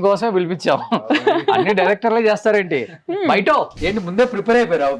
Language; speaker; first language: Telugu; native; Telugu